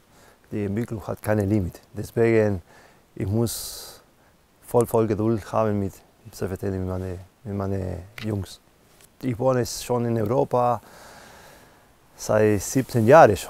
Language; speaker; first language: German; non-native, fluent; Spanish